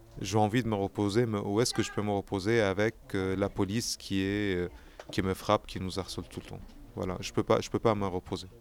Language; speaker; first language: French; non-native, fluent; Arabic